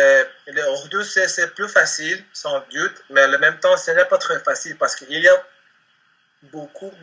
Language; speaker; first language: French; non-native, learner; Spanish